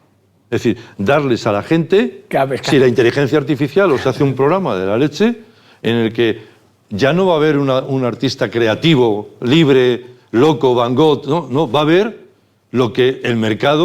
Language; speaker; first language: Spanish; native; Spanish